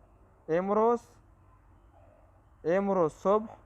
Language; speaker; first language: Persian; non-native, local second language; Pashto